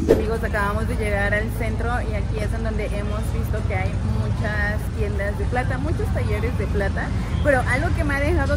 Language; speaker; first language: Spanish; native; Spanish